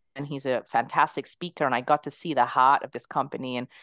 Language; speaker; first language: English; early bilingual, other home language; Spanish